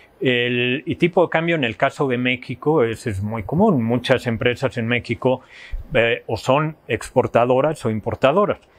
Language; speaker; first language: Spanish; native; Spanish